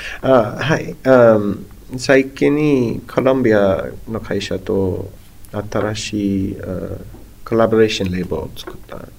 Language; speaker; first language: Japanese; non-native, learner; English